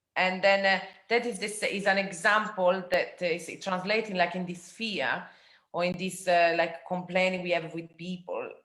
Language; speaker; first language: English; non-native, fluent; Italian